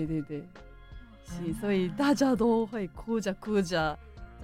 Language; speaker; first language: Chinese; non-native, fluent; Japanese